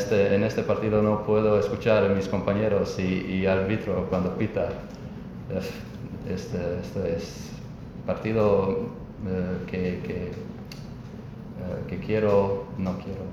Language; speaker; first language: Spanish; non-native, learner; Croatian